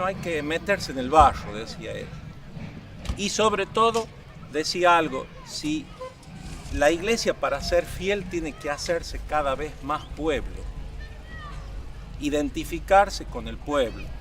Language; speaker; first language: Spanish; native; Spanish